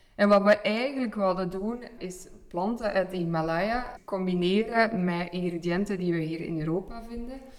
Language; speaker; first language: Dutch; native; Dutch